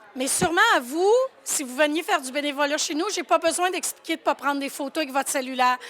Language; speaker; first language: French; native; French